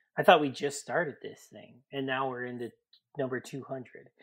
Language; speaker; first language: English; native; English